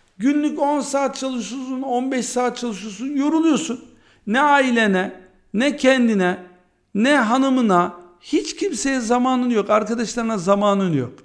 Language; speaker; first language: Turkish; early bilingual, heritage; Turkish